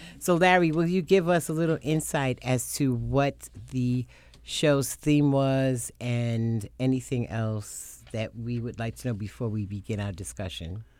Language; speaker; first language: English; native; English